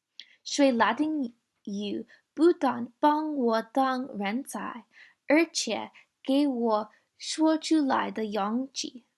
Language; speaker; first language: Chinese; non-native, learner; English